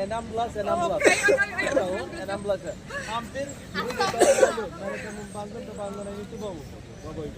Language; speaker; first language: Indonesian; non-native, fluent; Turkish